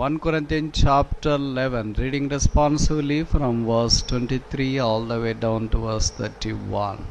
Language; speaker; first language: English; non-native, local second language; Telugu